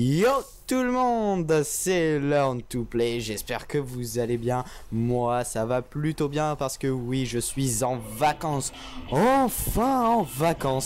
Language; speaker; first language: French; native; French